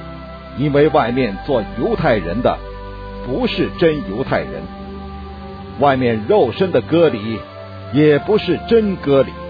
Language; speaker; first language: Chinese; native; Chinese